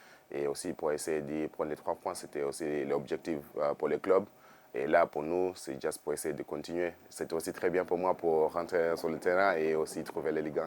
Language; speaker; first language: French; non-native, fluent; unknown